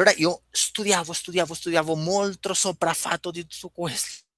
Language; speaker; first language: Italian; non-native, fluent; Spanish